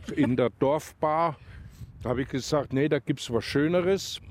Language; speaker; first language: German; native; German